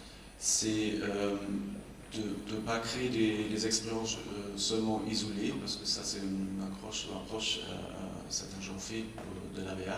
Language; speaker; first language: French; non-native, fluent; German